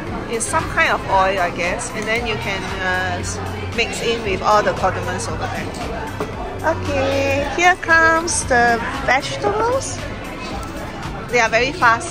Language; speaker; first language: English; non-native, local second language; Chinese